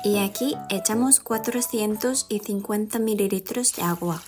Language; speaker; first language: Spanish; non-native, fluent; Japanese